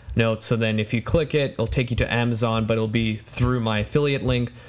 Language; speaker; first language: English; non-native, fluent; Polish